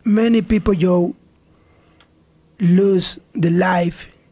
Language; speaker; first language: English; non-native, learner; Spanish